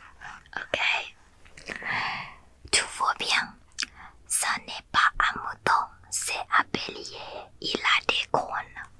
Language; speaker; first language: French; non-native, learner; Thai